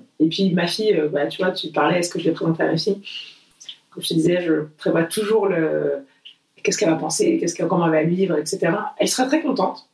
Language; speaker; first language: French; early bilingual, other home language; Portuguese